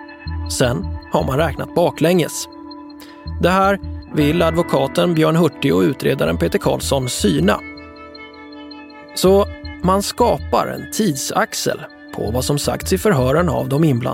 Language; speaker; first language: Swedish; native; Swedish